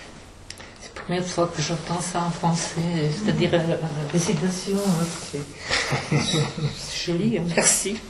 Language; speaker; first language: French; non-native, fluent; Czech